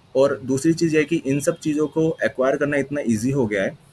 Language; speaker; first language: Hindi; native; Hindi